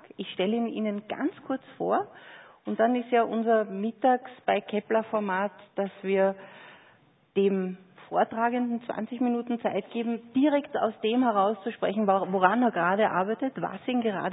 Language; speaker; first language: German; native; German